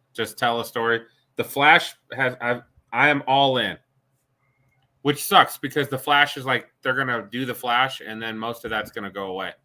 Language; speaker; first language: English; native; English